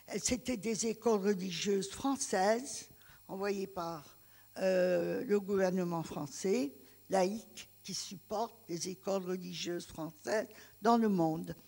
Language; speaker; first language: French; non-native, local second language; Greek